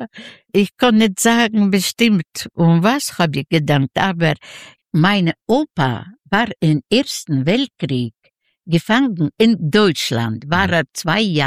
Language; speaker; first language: German; non-native, learner; Yiddish